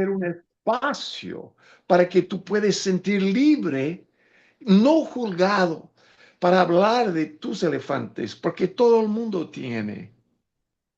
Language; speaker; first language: Spanish; non-native, fluent; English